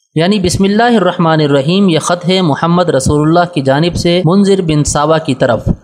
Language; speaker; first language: Urdu; native; Urdu